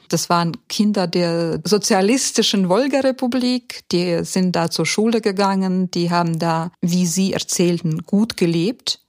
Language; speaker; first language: German; early bilingual, heritage; German